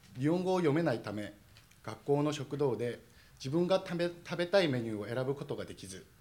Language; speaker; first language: Japanese; non-native, fluent; Korean